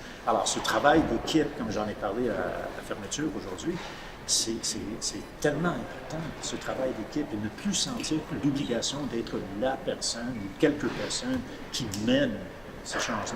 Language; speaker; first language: French; native; French